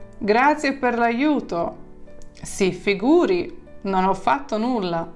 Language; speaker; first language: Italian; non-native, fluent; Ukrainian